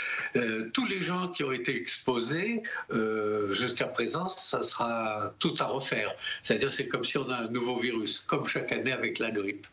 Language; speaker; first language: French; native; French